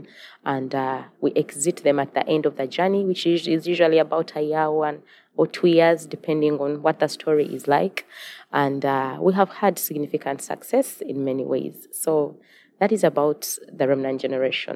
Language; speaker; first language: English; non-native, local second language; Ganda